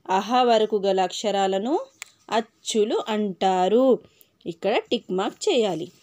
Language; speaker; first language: Telugu; non-native, local second language; Urdu